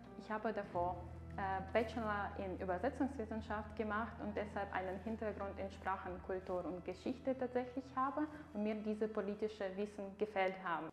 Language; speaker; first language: German; non-native, fluent; Ukrainian